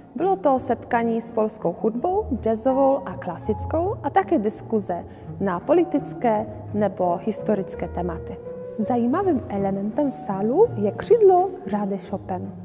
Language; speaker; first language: Czech; non-native, fluent; Polish